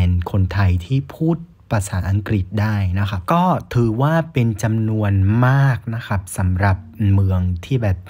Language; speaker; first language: Thai; non-native, fluent; Vietnamese